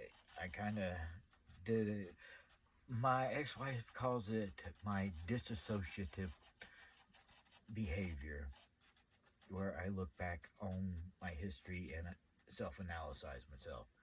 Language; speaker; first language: English; native; English